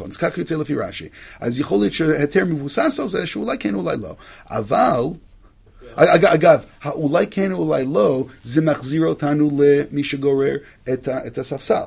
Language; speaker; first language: Hebrew; non-native, fluent; English